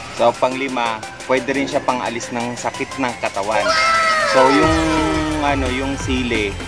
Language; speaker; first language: Filipino; non-native, local second language; Bikol